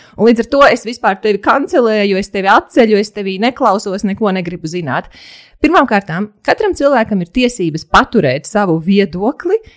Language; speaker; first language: Latvian; native; Latvian